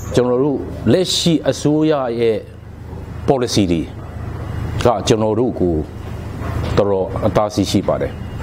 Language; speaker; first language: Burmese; non-native, local second language; Hakha Chin